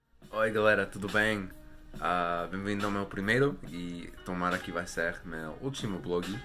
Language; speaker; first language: Portuguese; non-native, learner; Spanish